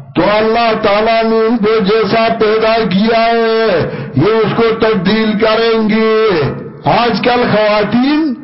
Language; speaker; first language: Urdu; non-native, local second language; Pashto